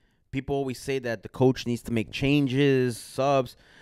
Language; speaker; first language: English; early bilingual, other home language; Spanish